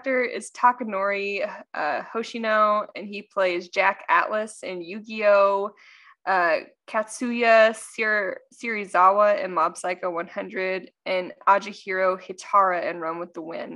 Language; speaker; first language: English; native; English